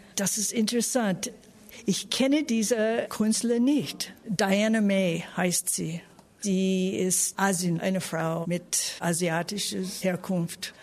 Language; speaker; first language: German; non-native, fluent; English